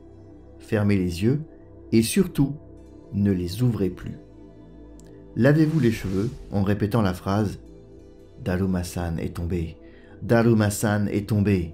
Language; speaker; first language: French; native; French